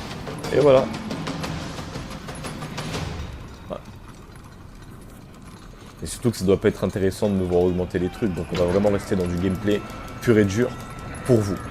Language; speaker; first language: French; native; French